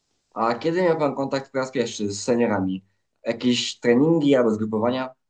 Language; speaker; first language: Polish; native; Polish